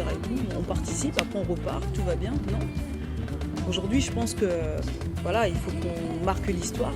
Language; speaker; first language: French; early bilingual, other home language; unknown